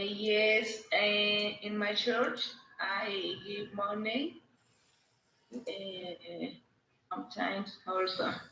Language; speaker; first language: English; non-native, learner; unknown